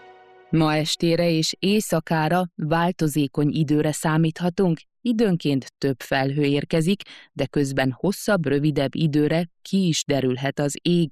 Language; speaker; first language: Hungarian; native; Hungarian